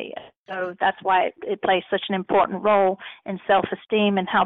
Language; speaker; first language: English; native; English